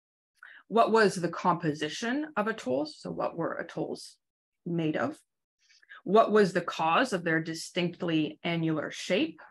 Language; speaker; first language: English; native; English